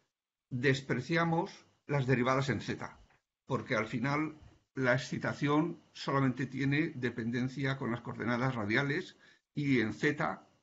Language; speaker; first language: Spanish; native; Spanish